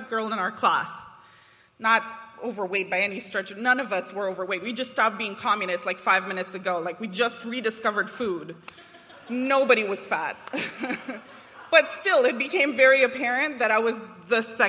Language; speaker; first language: English; non-native, fluent; Romanian